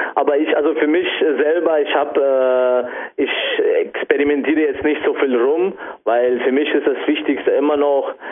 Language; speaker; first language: German; non-native, fluent; Italian